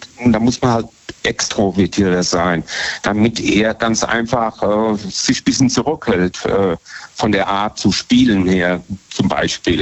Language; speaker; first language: German; native; German